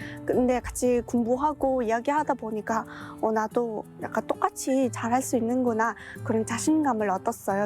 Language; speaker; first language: Korean; non-native, fluent; Mongolian